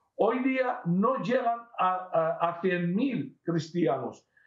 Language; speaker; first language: Spanish; non-native, fluent; Arabic